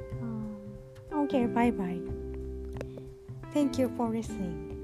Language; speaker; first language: English; non-native, learner; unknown